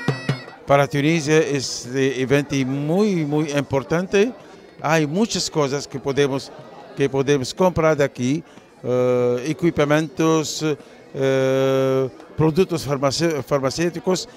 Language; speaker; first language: Spanish; non-native, fluent; Arabic